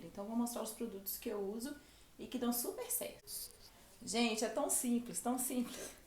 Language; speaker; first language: Portuguese; native; Portuguese